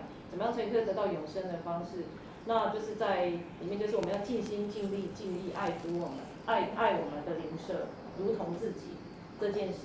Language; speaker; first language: Chinese; native; Chinese